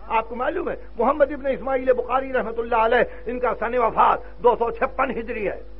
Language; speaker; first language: Urdu; native; Urdu